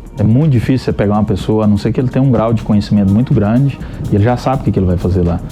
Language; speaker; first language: Portuguese; native; Portuguese